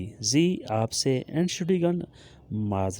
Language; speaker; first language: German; non-native, learner; Urdu